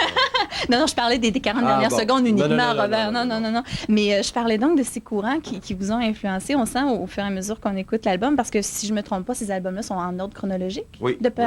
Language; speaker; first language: French; native; French